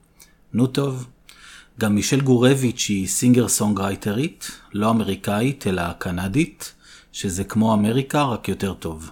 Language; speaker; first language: Hebrew; native; Hebrew